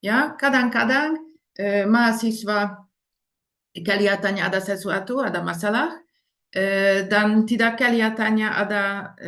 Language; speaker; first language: Indonesian; non-native, fluent; Hungarian